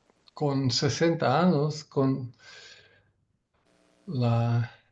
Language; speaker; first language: Spanish; non-native, learner; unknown